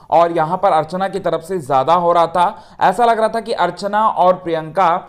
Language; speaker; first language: Hindi; native; Hindi